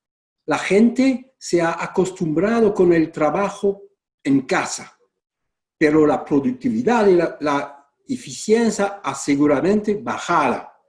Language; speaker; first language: Spanish; non-native, fluent; French